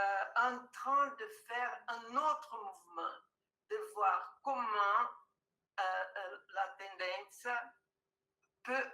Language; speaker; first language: French; non-native, fluent; Portuguese